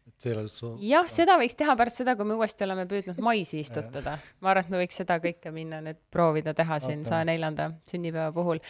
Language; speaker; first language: Estonian; native; Estonian